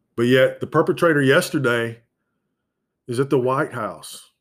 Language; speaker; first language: English; native; English